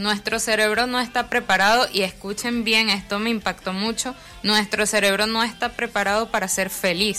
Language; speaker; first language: Spanish; native; Spanish